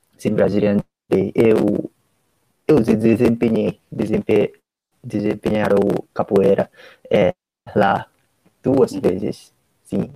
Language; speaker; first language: Portuguese; non-native, learner; Japanese